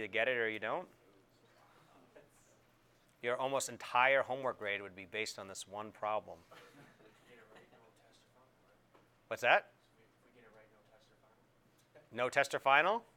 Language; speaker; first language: English; native; English